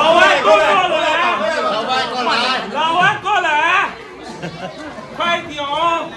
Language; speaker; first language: Chinese; non-native, learner; Urdu